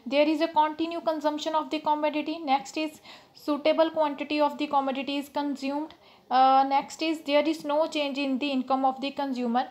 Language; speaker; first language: English; non-native, local second language; Punjabi